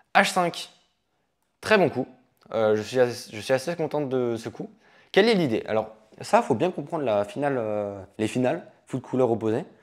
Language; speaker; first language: French; native; French